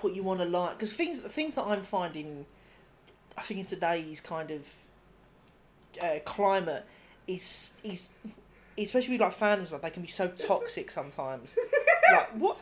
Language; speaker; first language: English; native; English